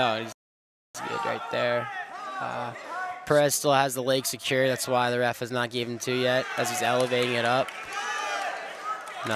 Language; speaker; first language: English; native; English